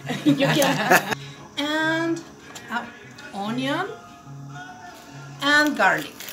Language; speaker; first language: English; non-native, fluent; Spanish